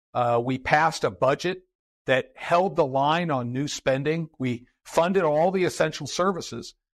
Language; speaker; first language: English; native; English